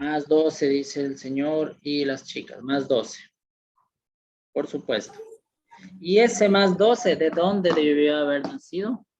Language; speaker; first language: Spanish; native; Spanish